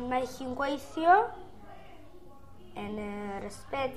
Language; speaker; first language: Welsh; non-native, local second language; Spanish